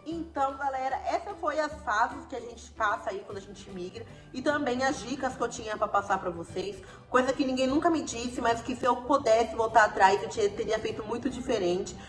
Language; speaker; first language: Portuguese; native; Portuguese